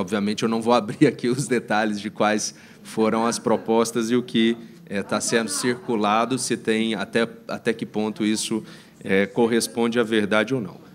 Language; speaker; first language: Portuguese; native; Portuguese